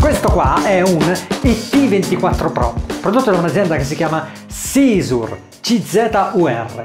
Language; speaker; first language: Italian; native; Italian